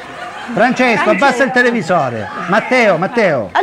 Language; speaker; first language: Italian; native; Italian